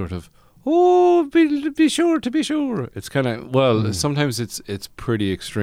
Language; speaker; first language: English; native; English